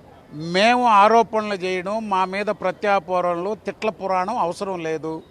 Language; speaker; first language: Telugu; native; Telugu